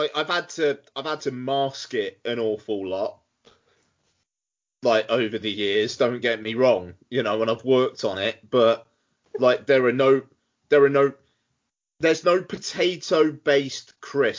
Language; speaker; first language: English; native; English